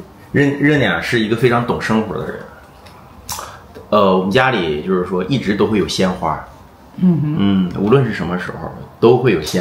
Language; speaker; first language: Chinese; native; Chinese